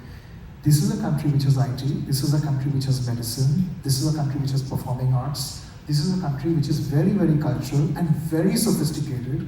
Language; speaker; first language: English; non-native, local second language; Bangla